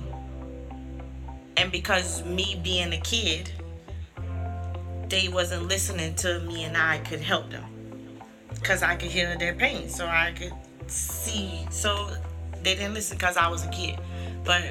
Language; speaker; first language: English; native; English